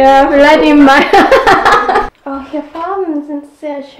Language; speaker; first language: German; non-native, learner; Korean